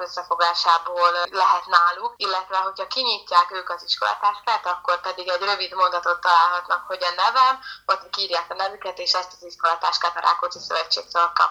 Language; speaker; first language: Hungarian; native; Hungarian